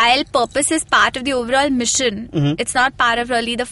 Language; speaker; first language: English; non-native, local second language; Hindi